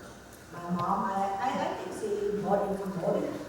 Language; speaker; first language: English; non-native, learner; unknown